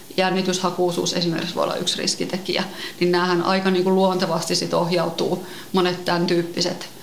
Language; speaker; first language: Finnish; native; Finnish